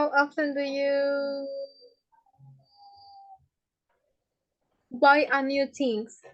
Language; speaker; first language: English; non-native, learner; Spanish